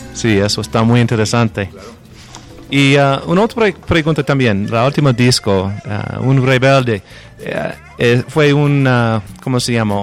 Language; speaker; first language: Spanish; non-native, learner; English